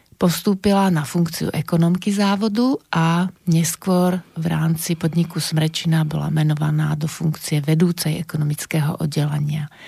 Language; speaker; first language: Slovak; native; Slovak